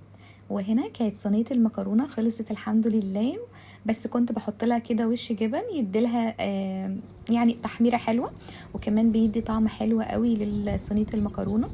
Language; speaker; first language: Arabic; native; Arabic